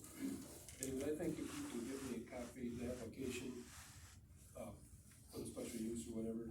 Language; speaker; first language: English; native; English